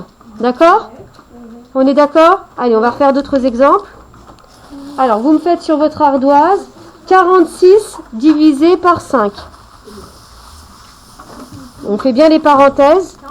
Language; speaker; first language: French; native; French